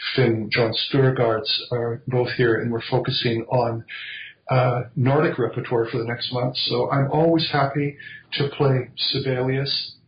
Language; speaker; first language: English; native; English